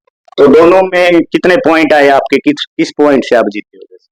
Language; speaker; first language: Hindi; native; Hindi